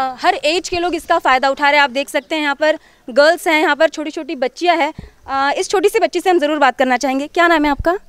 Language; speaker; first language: Hindi; non-native, local second language; Marathi